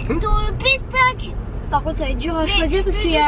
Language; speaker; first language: French; native; French